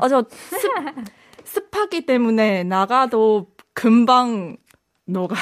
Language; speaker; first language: Korean; non-native, fluent; Chinese